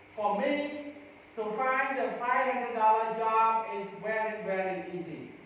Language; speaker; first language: English; non-native, fluent; Khmer